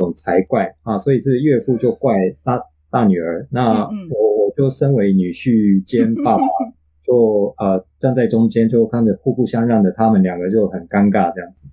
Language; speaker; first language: Chinese; non-native, fluent; Japanese